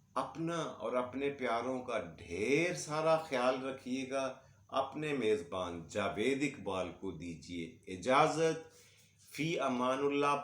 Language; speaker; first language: Urdu; non-native, local second language; Punjabi